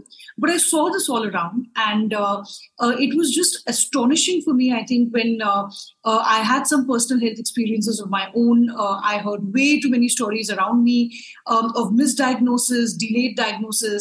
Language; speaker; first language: English; non-native, local second language; Hindi